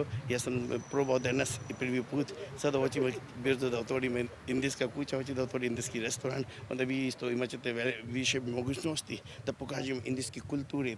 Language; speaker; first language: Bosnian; non-native, learner; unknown